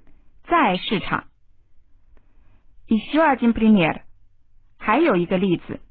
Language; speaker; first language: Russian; non-native, fluent; Chinese